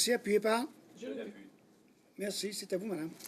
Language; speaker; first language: French; native; French